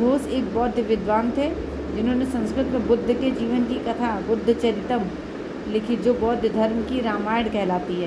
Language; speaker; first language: Hindi; native; Hindi